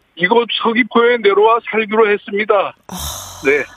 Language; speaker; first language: Korean; native; Korean